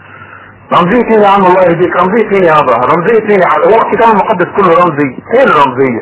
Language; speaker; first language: Arabic; native; Arabic